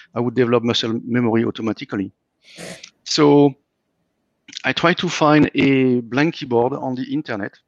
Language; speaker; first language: English; non-native, fluent; French